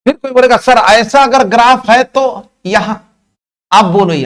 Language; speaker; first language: Hindi; non-native, local second language; Marathi